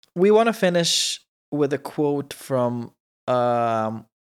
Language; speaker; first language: English; non-native, fluent; Croatian